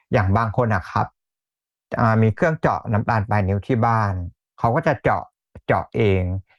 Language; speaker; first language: Thai; native; Thai